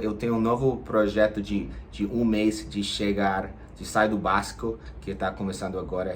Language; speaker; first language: Portuguese; non-native, fluent; English